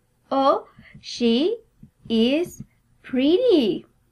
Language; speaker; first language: English; non-native, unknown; Spanish